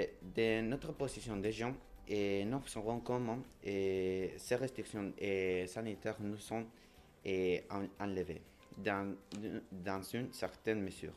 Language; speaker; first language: French; non-native, learner; Spanish